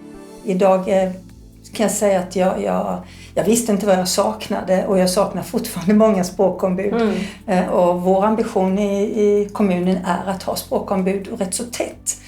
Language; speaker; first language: Swedish; native; Swedish